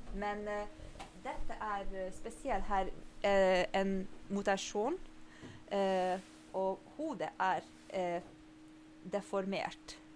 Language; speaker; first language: Norwegian; non-native, fluent; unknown